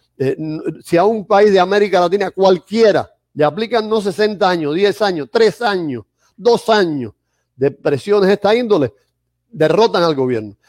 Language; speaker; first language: Spanish; native; Spanish